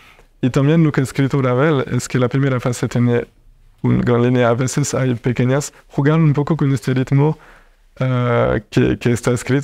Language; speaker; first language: Spanish; non-native, fluent; French